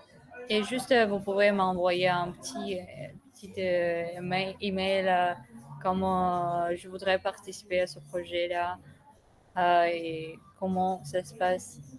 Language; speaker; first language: French; non-native, learner; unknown